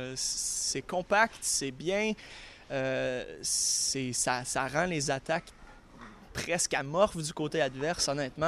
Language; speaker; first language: French; native; French